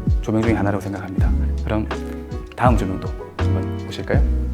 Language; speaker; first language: Korean; native; Korean